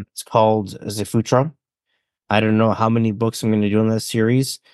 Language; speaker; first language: English; native; English